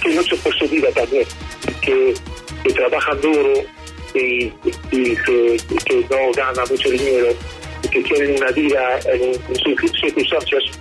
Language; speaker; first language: Spanish; non-native, learner; Dutch